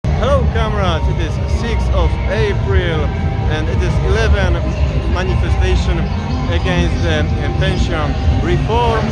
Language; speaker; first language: English; non-native, fluent; Polish